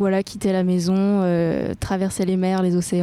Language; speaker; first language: French; non-native, fluent; Greek